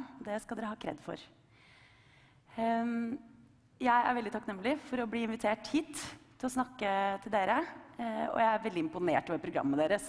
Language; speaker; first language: Norwegian; native; Norwegian